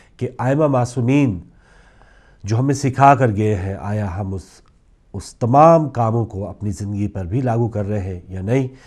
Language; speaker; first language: Urdu; native; Urdu